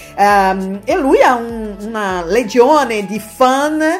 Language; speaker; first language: Italian; non-native, fluent; Portuguese